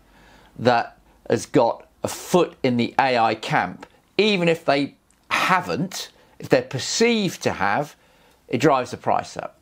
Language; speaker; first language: English; native; English